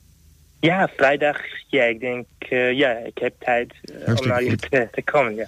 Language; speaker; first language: Dutch; non-native, learner; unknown